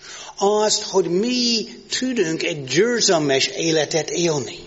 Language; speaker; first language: Hungarian; non-native, fluent; English